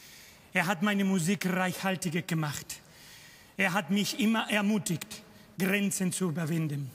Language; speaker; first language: German; non-native, fluent; Spanish